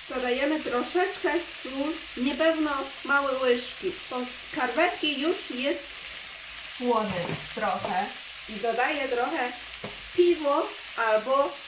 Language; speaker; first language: Polish; non-native, learner; Chinese